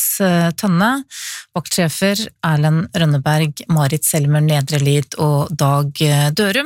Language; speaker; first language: Norwegian; native; Norwegian